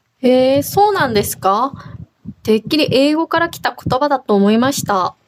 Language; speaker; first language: Japanese; non-native, fluent; Chinese